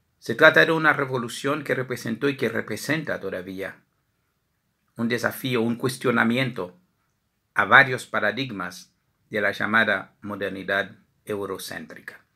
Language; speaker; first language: Spanish; non-native, fluent; Haitian Creole